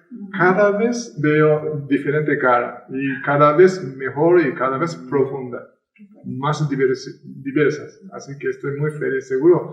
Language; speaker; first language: Spanish; non-native, fluent; Japanese